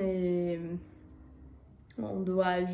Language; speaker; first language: French; non-native, learner; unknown